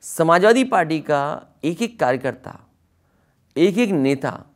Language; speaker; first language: Hindi; native; Hindi